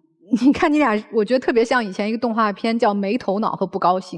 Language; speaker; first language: Chinese; native; Chinese